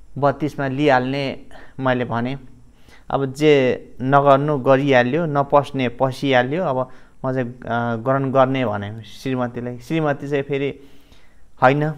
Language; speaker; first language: Nepali; non-native, local second language; Limbu